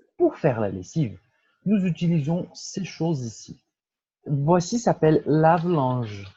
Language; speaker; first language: French; non-native, fluent; Portuguese